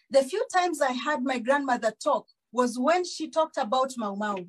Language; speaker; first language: English; non-native, local second language; Kikuyu